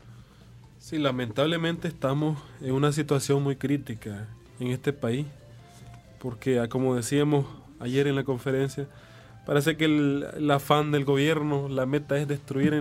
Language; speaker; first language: Spanish; native; Spanish